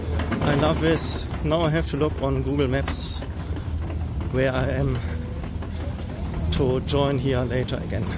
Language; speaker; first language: English; non-native, fluent; German